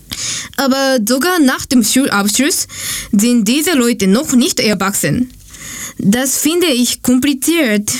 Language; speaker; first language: German; non-native, learner; Japanese